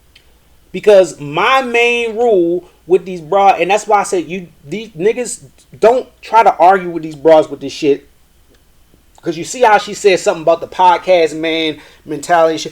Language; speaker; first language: English; native; English